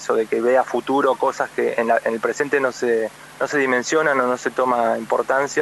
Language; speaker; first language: Spanish; native; Spanish